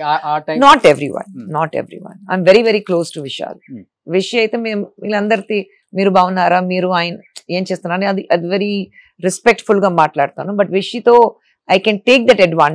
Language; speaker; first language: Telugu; non-native, fluent; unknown